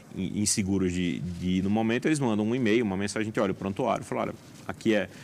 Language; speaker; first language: Portuguese; native; Portuguese